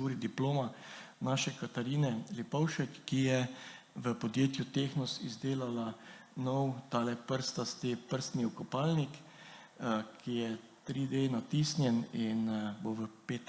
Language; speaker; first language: Slovenian; native; Slovenian